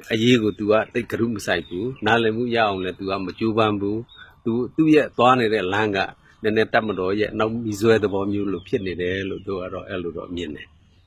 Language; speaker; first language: Burmese; non-native, local second language; Mon